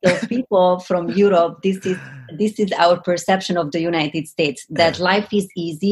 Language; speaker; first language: English; non-native, fluent; Hungarian